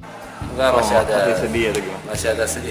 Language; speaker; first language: Indonesian; non-native, learner; Korean